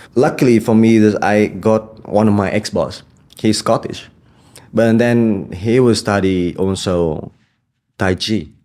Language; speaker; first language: English; non-native, fluent; Vietnamese